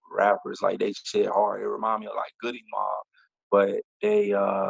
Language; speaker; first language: English; native; English